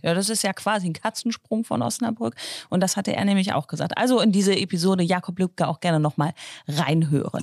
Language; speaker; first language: German; native; German